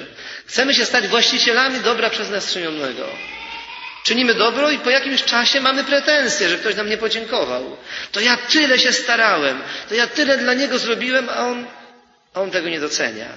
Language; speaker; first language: Polish; native; Polish